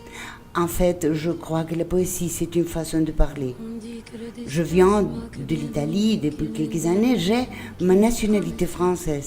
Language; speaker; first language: French; non-native, learner; Spanish